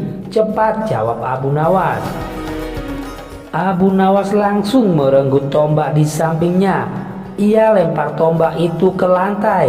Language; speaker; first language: Indonesian; native; Indonesian